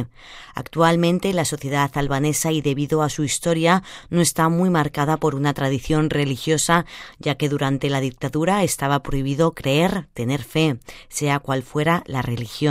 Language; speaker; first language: Spanish; native; Spanish